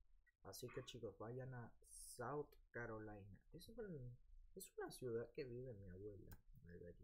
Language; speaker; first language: Spanish; early bilingual, heritage; Spanish